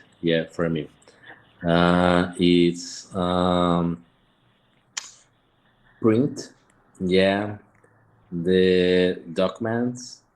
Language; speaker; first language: English; non-native, learner; Portuguese